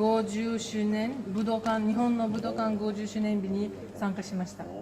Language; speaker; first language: Japanese; non-native, fluent; Russian